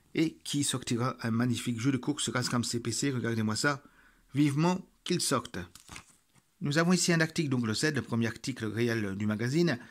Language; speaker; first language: French; native; French